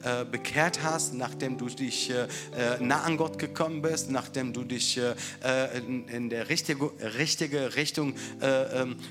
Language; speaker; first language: German; non-native, fluent; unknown